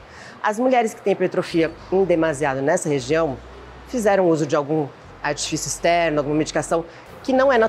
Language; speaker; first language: Portuguese; native; Portuguese